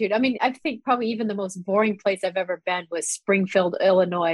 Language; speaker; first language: English; native; English